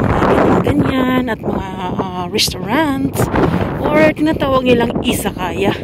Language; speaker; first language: Filipino; native; Filipino